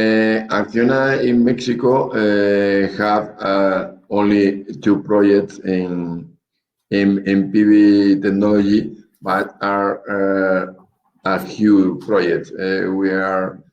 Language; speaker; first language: English; non-native, learner; Spanish